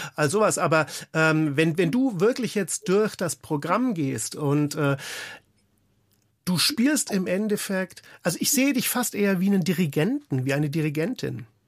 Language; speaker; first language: German; native; German